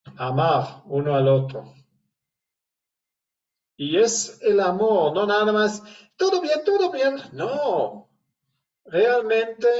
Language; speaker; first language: Spanish; non-native, fluent; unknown